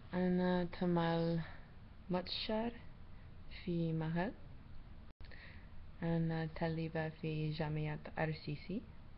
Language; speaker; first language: Arabic; non-native, learner; German